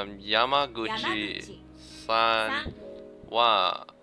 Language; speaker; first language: Japanese; non-native, learner; English